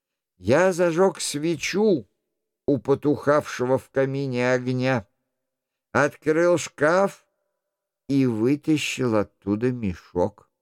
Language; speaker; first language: Russian; native; Russian